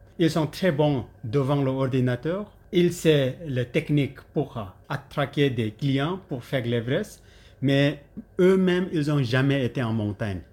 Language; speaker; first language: French; non-native, learner; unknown